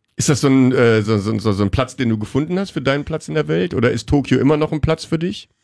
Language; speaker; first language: German; native; German